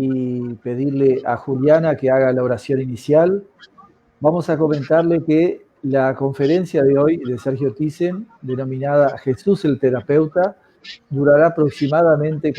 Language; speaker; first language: Spanish; native; Spanish